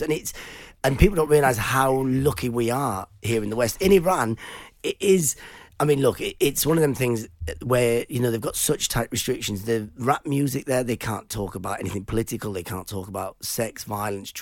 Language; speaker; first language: English; non-native, local second language; Persian